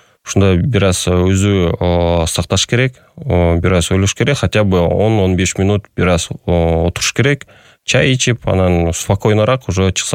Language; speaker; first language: Kyrgyz; non-native, local second language; Russian